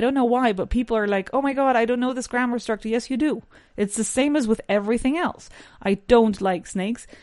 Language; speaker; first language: English; non-native, fluent; Spanish